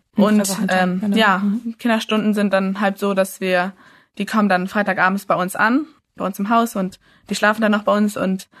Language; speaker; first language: German; early bilingual, other home language; English